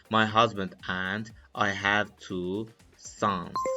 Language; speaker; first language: English; non-native, learner; Turkish